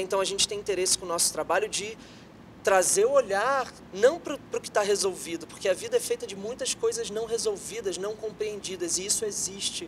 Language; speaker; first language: Portuguese; native; Portuguese